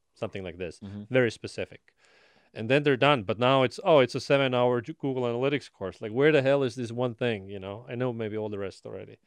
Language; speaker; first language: English; non-native, fluent; Estonian